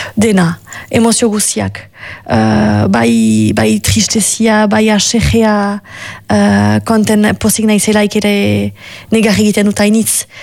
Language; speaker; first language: Basque; native; Basque